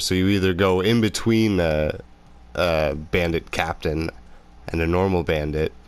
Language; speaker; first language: English; native; English